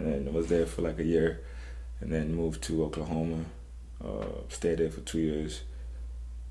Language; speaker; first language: English; non-native, local second language; Zulu